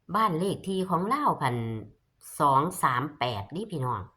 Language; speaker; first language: Thai; non-native, local second language; Northeastern Thai